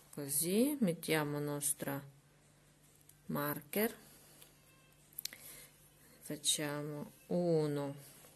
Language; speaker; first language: Italian; non-native, learner; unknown